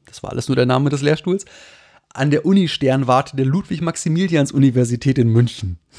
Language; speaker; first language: German; native; German